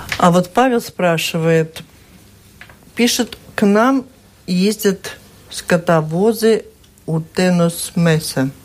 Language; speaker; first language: Russian; native; Russian